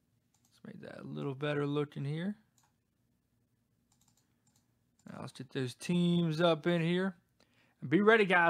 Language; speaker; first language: English; native; English